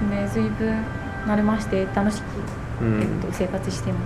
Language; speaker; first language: Japanese; non-native, fluent; Malay